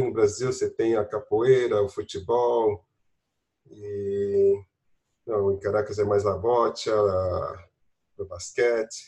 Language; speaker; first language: Spanish; non-native, learner; Portuguese